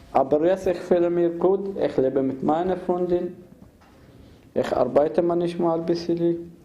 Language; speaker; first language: German; non-native, fluent; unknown